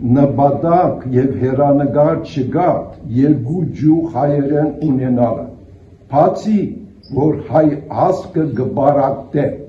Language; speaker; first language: Armenian; early bilingual, heritage; Armenian